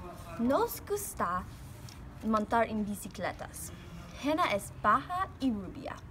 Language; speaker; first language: Spanish; non-native, learner; English